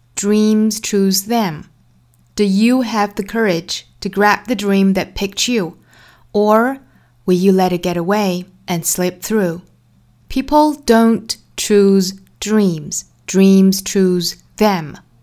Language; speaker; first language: English; non-native, fluent; Chinese